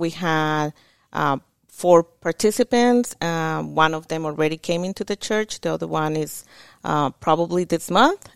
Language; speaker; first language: English; non-native, fluent; Spanish